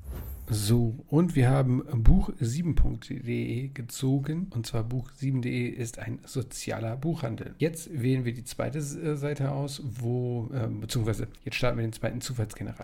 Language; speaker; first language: German; native; German